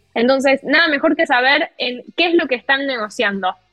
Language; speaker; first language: Spanish; native; Spanish